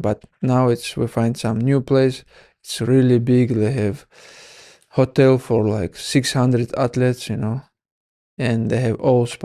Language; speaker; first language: English; non-native, learner; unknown